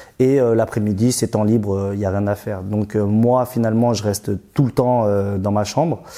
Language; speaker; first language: French; early bilingual, other home language; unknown